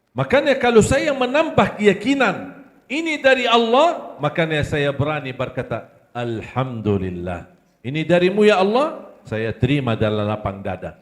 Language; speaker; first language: Malay; non-native, fluent; Arabic